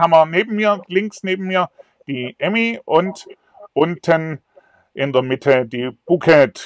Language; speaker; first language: German; native; German